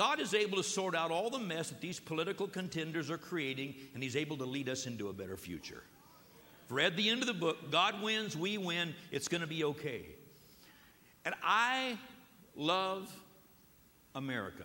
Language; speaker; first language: English; native; English